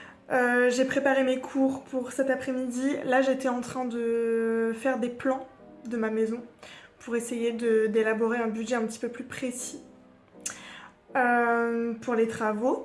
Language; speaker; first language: French; native; French